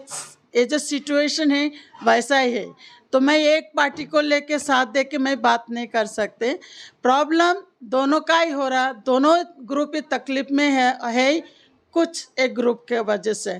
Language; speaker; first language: Hindi; non-native, local second language; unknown